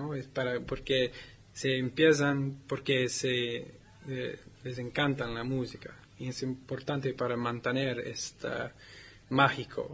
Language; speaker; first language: Spanish; non-native, learner; English